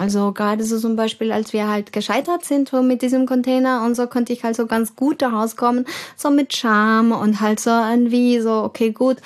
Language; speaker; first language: German; early bilingual, heritage; German